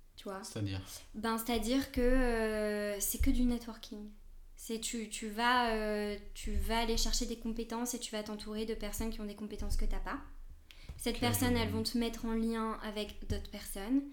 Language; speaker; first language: French; native; French